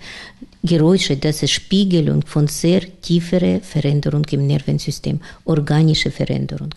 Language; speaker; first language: German; non-native, learner; Russian